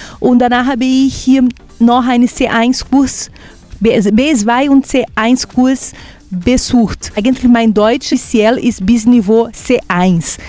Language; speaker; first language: German; non-native, fluent; Portuguese